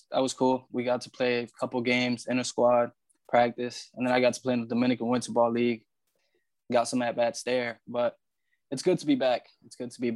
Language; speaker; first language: English; early bilingual, other home language; Spanish